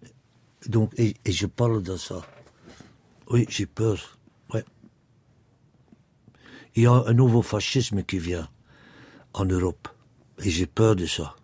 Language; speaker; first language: French; non-native, local second language; Dutch